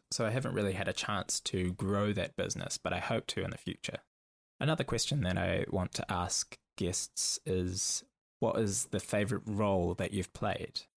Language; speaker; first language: English; native; English